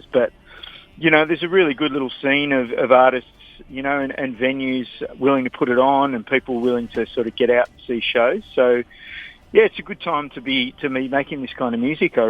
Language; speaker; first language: English; native; English